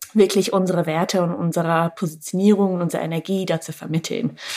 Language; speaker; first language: German; non-native, fluent; English